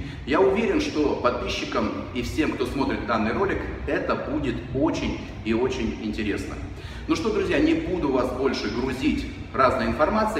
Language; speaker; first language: Russian; native; Russian